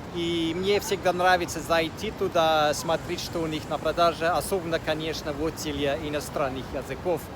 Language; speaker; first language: Russian; non-native, fluent; English